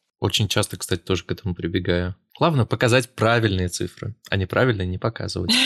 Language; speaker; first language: Russian; native; Russian